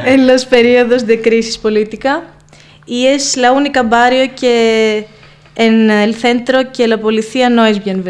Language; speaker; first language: Spanish; non-native, fluent; Greek